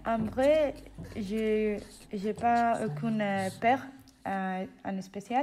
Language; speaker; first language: French; non-native, fluent; Spanish